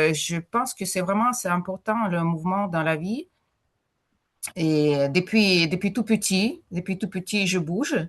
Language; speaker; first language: French; non-native, fluent; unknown